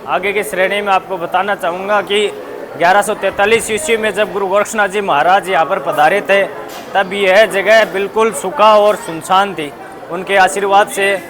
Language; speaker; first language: Hindi; native; Hindi